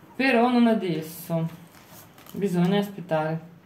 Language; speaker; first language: Italian; non-native, fluent; Lithuanian